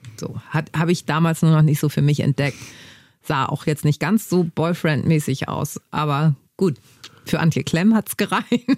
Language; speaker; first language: German; native; German